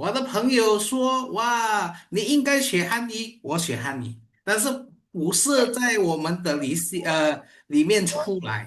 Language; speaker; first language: Chinese; non-native, fluent; Indonesian